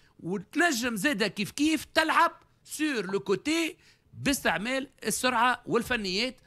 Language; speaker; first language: Arabic; native; Arabic